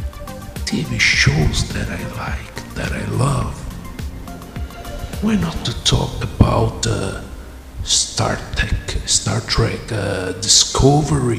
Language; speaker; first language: English; non-native, fluent; Portuguese